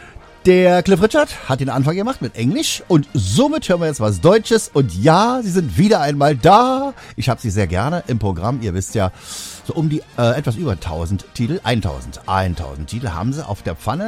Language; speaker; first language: German; native; German